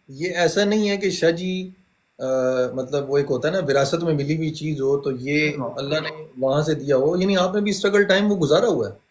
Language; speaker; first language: Urdu; non-native, local second language; Punjabi